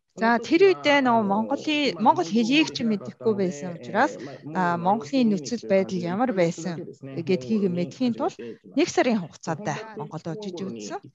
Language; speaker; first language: Mongolian; non-native, fluent; Japanese